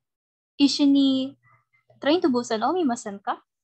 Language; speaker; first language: Japanese; non-native, learner; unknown